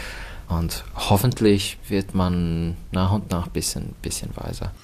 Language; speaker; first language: German; non-native, learner; Finnish